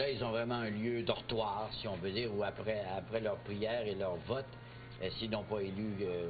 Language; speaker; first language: French; native; French